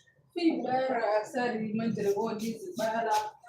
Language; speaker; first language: Arabic; non-native, learner; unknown